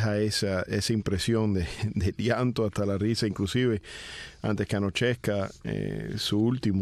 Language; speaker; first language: Spanish; early bilingual, heritage; Spanish